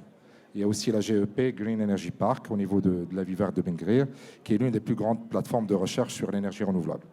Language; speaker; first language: French; non-native, local second language; Arabic